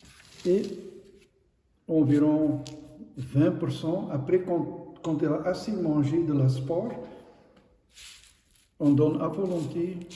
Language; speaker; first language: French; non-native, local second language; Dutch